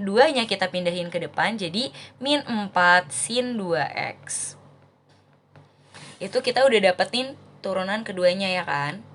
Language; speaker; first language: Indonesian; native; Indonesian